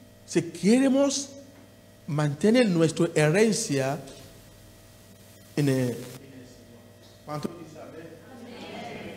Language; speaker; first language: Spanish; non-native, learner; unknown